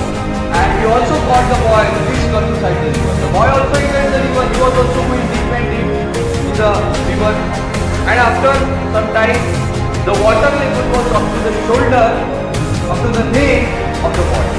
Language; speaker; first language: English; non-native, local second language; Marathi